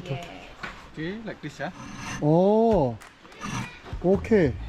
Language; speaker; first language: English; non-native, learner; Korean